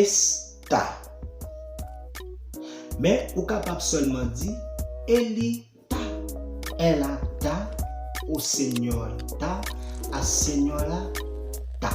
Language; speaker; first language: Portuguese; non-native, fluent; Haitian Creole